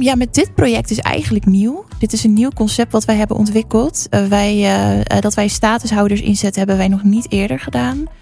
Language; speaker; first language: Dutch; native; Dutch